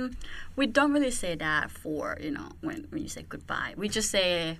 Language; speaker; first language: English; non-native, fluent; Thai